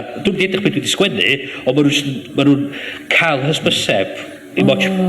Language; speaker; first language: Welsh; native; Welsh